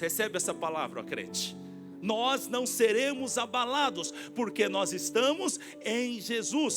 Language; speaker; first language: Portuguese; native; Portuguese